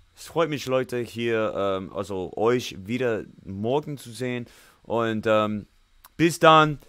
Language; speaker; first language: German; non-native, learner; English